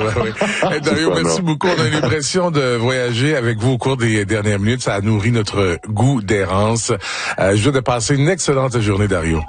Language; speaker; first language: French; native; French